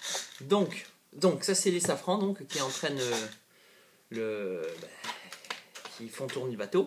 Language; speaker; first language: French; native; French